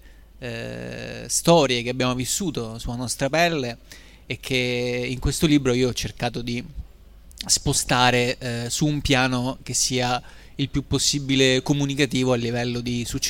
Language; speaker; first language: Italian; native; Italian